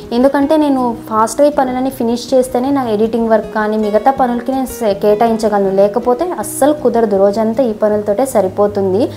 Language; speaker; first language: Telugu; non-native, local second language; Kannada